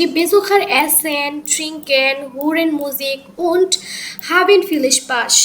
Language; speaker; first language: German; non-native, learner; Bangla